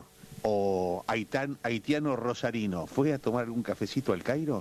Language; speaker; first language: Spanish; native; Spanish